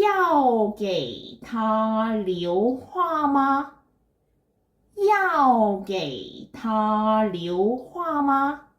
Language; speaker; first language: Chinese; non-native, fluent; Korean